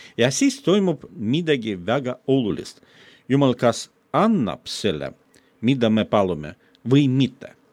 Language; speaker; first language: Estonian; non-native, fluent; Russian